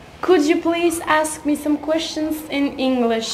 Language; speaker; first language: English; non-native, learner; Uzbek